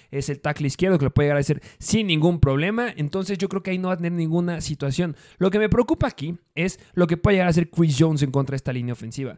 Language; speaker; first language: Spanish; native; Spanish